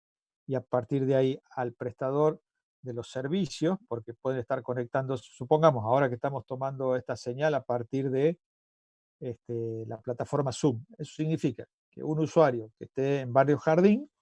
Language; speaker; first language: Spanish; native; Spanish